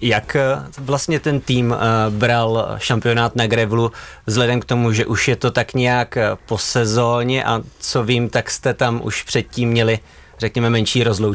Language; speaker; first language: Czech; native; Czech